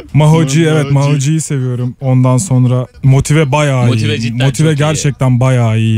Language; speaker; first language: Turkish; native; Turkish